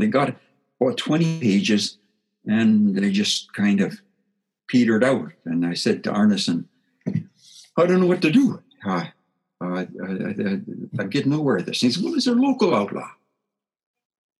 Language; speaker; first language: English; native; English